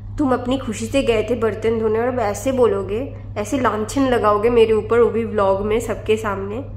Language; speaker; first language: Hindi; non-native, local second language; Bangla